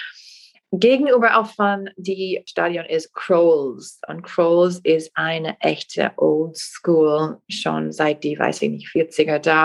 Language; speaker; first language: German; non-native, fluent; English